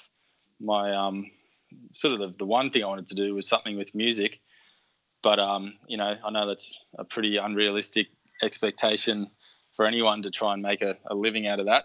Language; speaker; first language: English; native; English